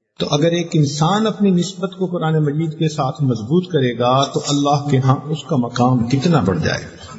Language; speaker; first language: Urdu; non-native, local second language; Punjabi